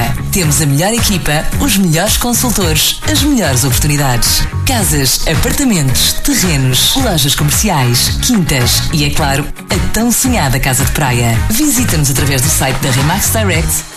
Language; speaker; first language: Portuguese; native; Portuguese